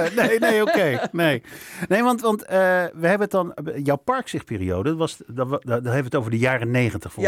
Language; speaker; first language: Dutch; native; Dutch